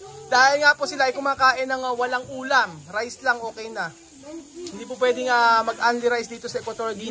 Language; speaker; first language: Filipino; native; Filipino